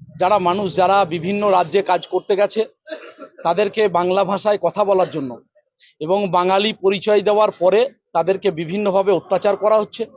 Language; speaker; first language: Bangla; native; Bangla